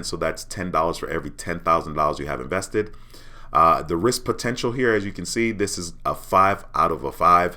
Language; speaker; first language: English; native; English